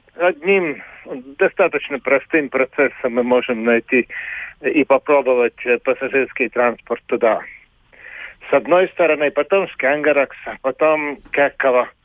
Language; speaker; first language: Russian; non-native, local second language; Latvian